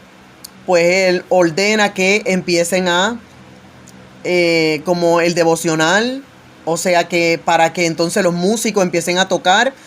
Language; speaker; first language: Spanish; native; Spanish